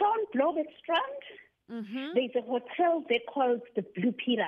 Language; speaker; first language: English; non-native, local second language; Zulu